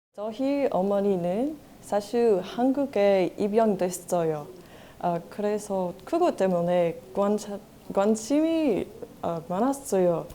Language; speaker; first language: Korean; non-native, learner; English